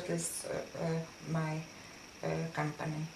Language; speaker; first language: English; non-native, learner; Hungarian